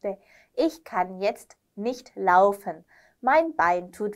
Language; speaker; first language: German; non-native, learner; Korean